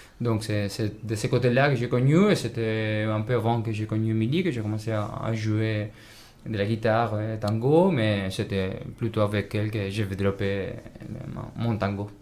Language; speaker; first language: French; non-native, fluent; Spanish